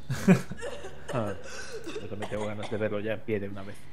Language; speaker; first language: Spanish; native; Spanish